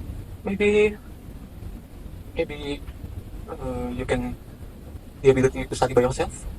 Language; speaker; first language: English; non-native, learner; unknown